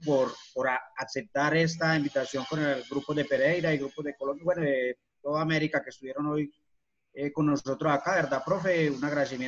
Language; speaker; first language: Spanish; native; Spanish